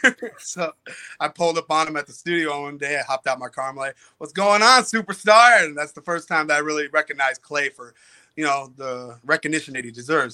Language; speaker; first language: English; native; English